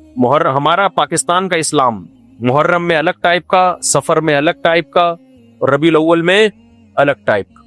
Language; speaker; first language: Urdu; native; Urdu